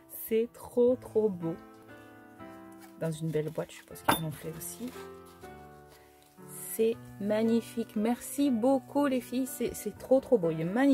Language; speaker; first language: French; native; French